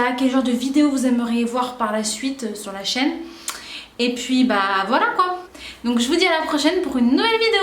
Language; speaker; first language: French; native; French